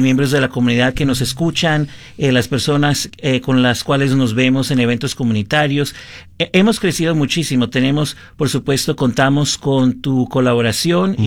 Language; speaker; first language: Spanish; early bilingual, heritage; Spanish